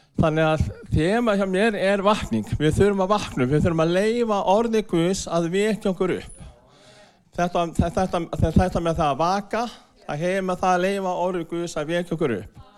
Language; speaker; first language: Icelandic; non-native, fluent; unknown